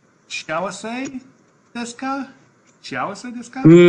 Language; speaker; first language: Japanese; non-native, learner; English